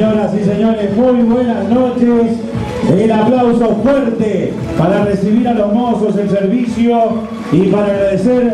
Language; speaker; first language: Spanish; native; Spanish